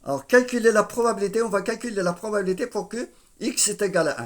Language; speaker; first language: French; non-native, local second language; Arabic